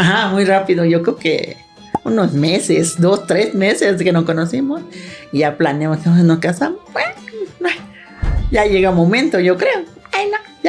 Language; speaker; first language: Spanish; non-native, learner; Thai